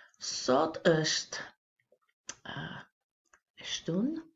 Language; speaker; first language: Albanian; non-native, learner; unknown